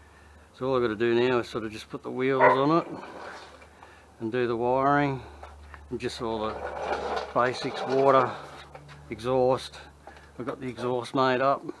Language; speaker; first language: English; native; English